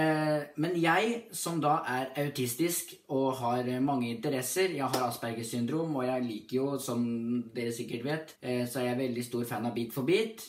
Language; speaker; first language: Norwegian; native; Norwegian